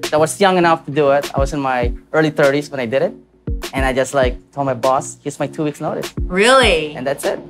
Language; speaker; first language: English; non-native, local second language; Filipino